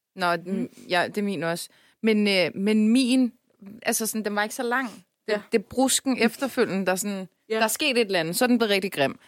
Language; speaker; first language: Danish; early bilingual, other home language; Turkish